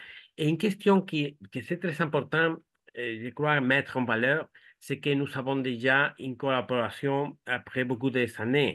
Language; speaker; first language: French; non-native, fluent; Spanish